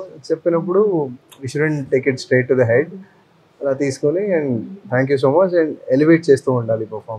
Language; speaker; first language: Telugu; non-native, fluent; Tamil